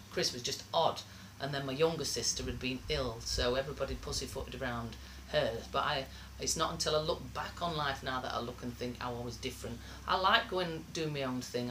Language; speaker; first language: English; native; English